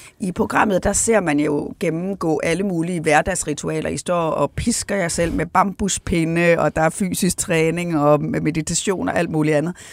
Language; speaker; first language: Danish; native; Danish